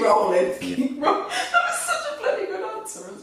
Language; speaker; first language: English; native; English